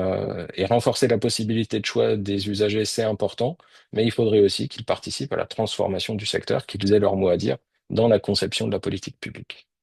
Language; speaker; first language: French; native; French